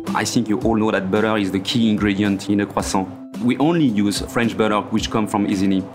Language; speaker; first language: English; non-native, fluent; French